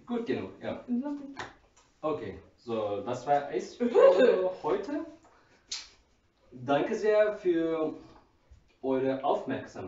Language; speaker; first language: German; non-native, learner; Turkish